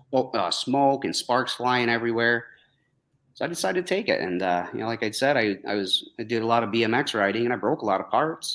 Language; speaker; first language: English; native; English